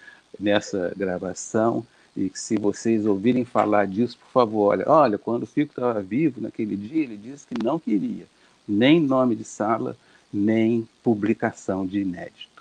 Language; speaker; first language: Portuguese; native; Portuguese